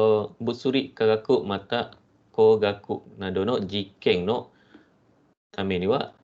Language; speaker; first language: Japanese; non-native, fluent; Malay